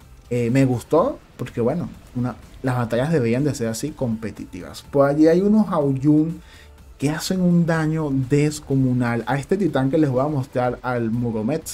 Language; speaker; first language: Spanish; native; Spanish